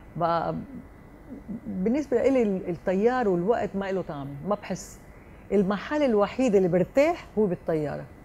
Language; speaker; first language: Arabic; early bilingual, heritage; Arabic